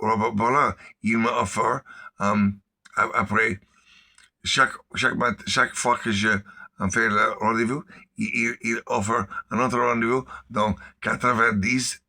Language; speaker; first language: French; non-native, learner; English